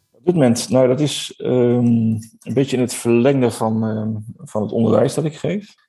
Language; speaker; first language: Dutch; native; Dutch